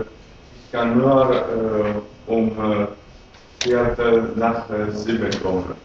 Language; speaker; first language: German; non-native, learner; Greek